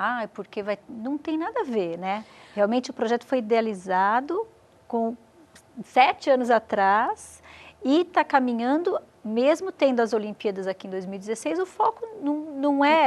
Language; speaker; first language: Portuguese; native; Portuguese